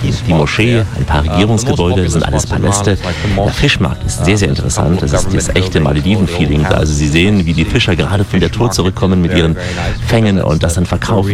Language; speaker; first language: German; native; German